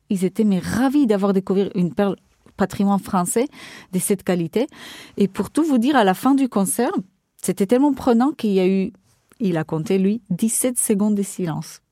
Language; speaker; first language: French; non-native, fluent; Portuguese